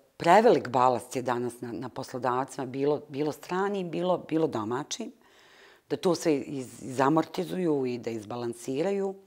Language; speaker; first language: Bosnian; native; Bosnian